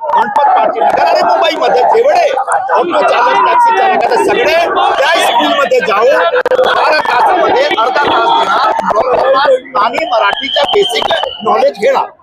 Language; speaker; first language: Marathi; non-native, local second language; Hindi